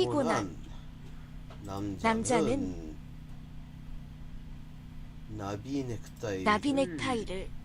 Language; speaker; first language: Korean; non-native, learner; English